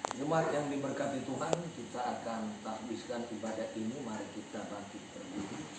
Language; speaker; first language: Indonesian; native; Indonesian